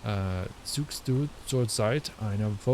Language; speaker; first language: German; non-native, learner; English